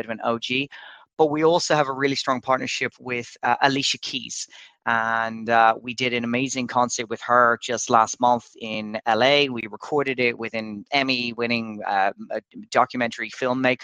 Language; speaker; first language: English; native; English